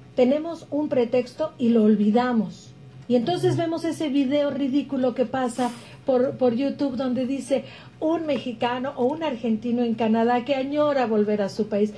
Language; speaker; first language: Spanish; native; Spanish